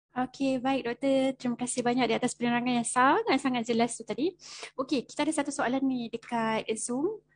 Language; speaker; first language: Malay; native; Malay